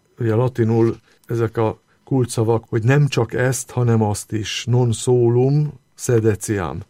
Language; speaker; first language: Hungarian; native; Hungarian